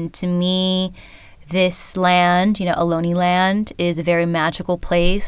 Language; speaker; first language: English; early bilingual, other home language; Khmer